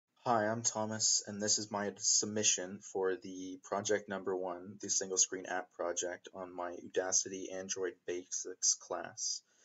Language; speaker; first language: English; native; English